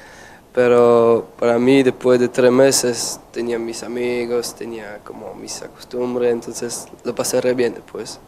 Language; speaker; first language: Spanish; non-native, fluent; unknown